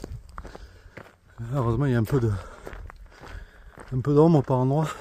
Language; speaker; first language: French; native; French